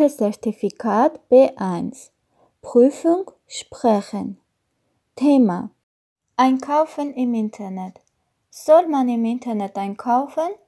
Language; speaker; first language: German; non-native, learner; Armenian